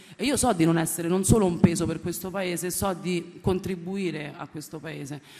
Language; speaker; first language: Italian; early bilingual, other home language; Amharic